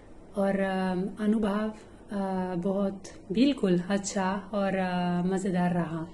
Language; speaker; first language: Hindi; non-native, learner; Italian